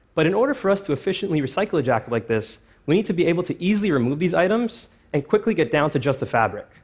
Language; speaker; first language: English; native; English